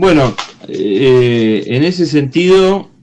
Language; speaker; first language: Spanish; native; Spanish